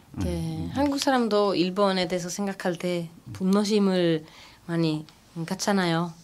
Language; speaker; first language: Korean; non-native, fluent; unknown